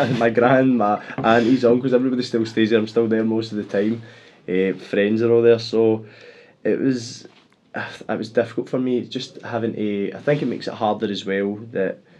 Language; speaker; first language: English; native; English